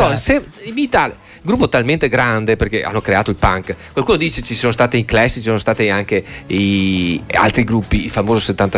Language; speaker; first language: Italian; native; Italian